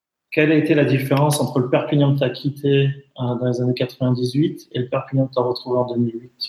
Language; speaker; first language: French; native; French